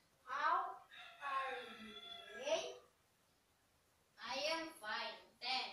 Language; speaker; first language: English; non-native, learner; Indonesian